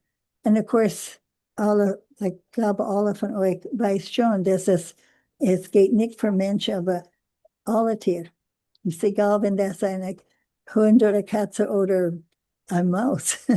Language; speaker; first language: German; non-native, learner; English